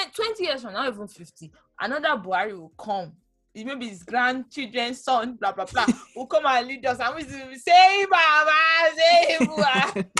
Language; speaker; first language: English; non-native, local second language; Yoruba